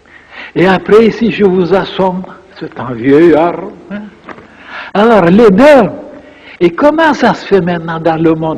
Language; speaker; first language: French; non-native, fluent; Bulgarian